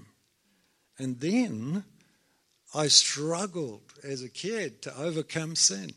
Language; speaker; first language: English; native; English